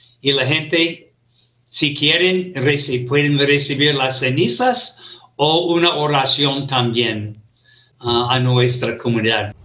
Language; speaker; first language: Spanish; non-native, fluent; English